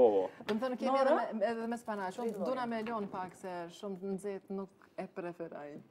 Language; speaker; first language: Albanian; native; Albanian